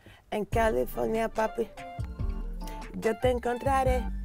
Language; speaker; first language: Spanish; early bilingual, heritage; Spanish